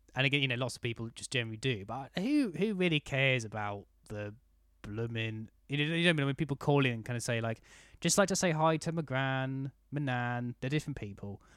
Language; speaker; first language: English; native; English